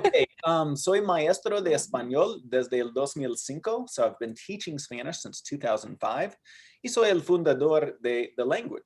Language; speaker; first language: Spanish; non-native, fluent; English